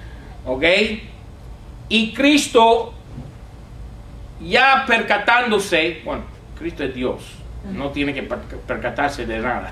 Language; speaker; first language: Spanish; non-native, fluent; English